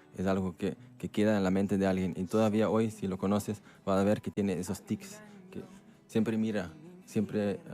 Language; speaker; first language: Spanish; non-native, fluent; Dutch